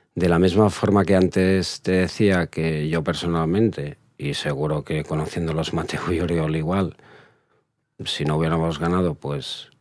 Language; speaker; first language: Spanish; native; Spanish